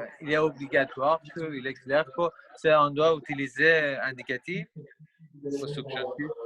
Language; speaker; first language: French; non-native, learner; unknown